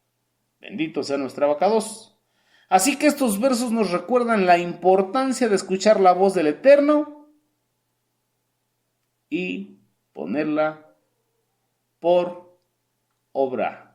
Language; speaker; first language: Spanish; native; Spanish